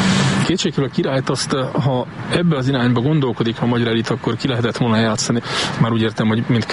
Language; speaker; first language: Hungarian; native; Hungarian